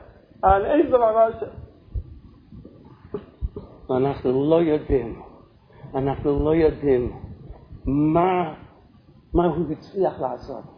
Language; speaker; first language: Hebrew; non-native, fluent; English